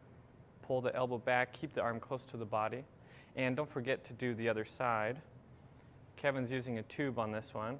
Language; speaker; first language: English; native; English